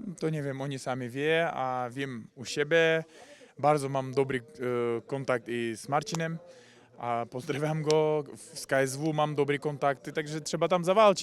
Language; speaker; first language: Polish; non-native, learner; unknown